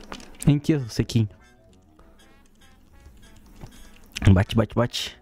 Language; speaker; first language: Portuguese; native; Portuguese